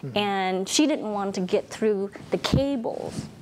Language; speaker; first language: English; non-native, fluent; Vietnamese